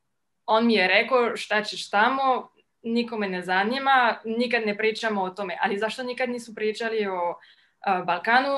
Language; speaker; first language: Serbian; non-native, fluent; French